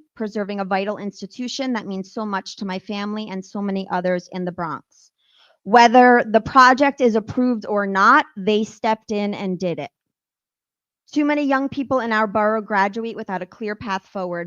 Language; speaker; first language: English; native; English